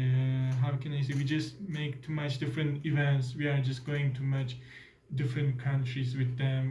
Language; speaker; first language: English; non-native, learner; Turkish